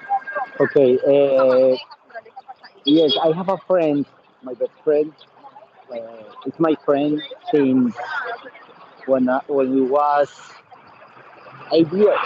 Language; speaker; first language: English; non-native, learner; Spanish